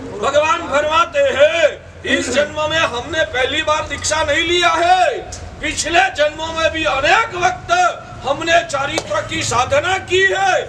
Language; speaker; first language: Hindi; non-native, local second language; Gujarati